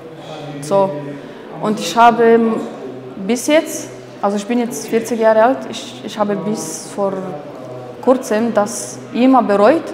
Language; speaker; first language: German; non-native, fluent; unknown